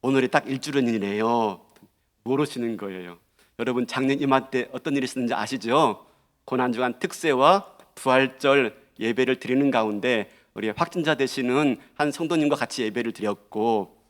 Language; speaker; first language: Korean; native; Korean